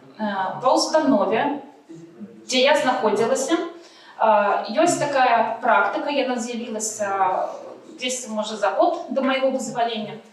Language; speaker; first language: Belarusian; non-native, local second language; Russian